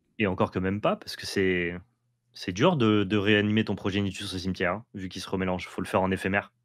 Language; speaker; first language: French; native; French